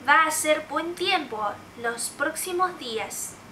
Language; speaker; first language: Spanish; non-native, fluent; Chinese